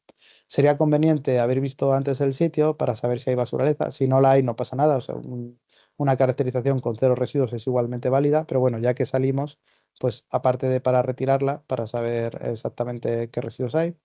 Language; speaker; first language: Spanish; native; Spanish